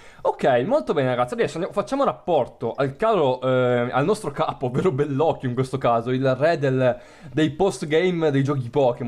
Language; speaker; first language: Italian; native; Italian